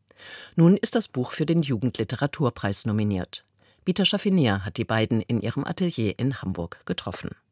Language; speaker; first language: German; native; German